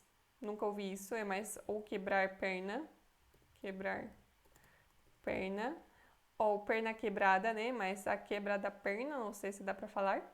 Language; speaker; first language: Portuguese; non-native, fluent; Polish